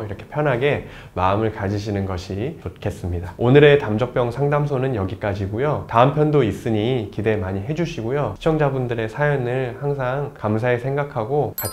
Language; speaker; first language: Korean; native; Korean